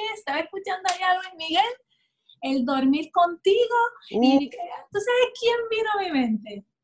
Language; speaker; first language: Spanish; native; Spanish